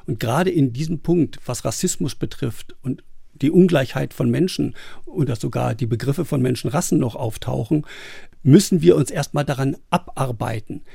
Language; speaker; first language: German; native; German